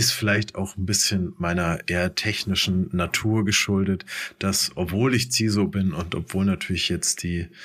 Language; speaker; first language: German; native; German